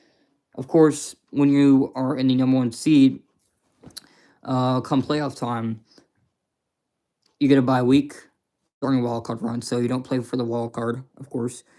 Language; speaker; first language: English; native; English